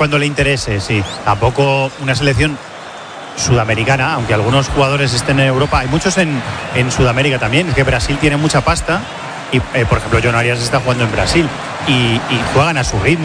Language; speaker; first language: Spanish; native; Spanish